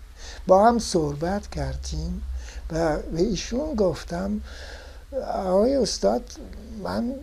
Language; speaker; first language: Persian; non-native, fluent; French